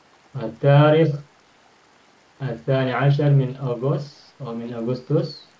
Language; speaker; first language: Arabic; non-native, fluent; Indonesian